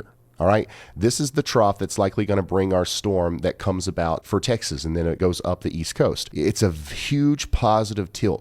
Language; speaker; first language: English; native; English